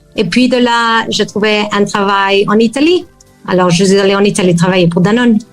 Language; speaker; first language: French; non-native, fluent; Spanish